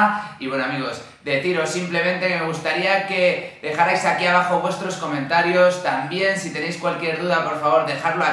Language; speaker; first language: Spanish; native; Spanish